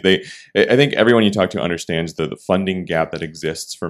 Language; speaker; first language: English; native; English